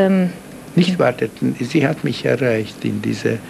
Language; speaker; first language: German; non-native, fluent; Hungarian